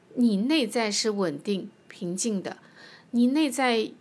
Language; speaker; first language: Chinese; native; Chinese